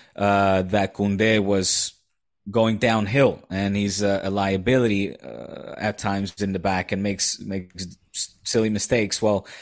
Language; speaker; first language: English; non-native, fluent; Dutch